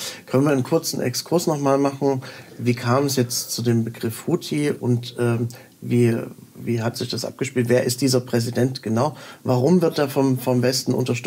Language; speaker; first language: German; native; German